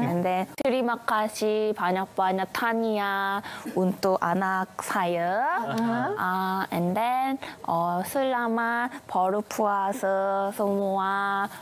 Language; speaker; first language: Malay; non-native, learner; Korean